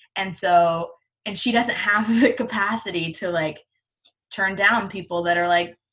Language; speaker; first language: English; native; English